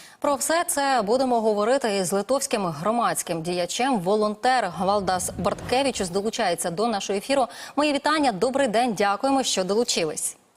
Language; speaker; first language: Ukrainian; native; Ukrainian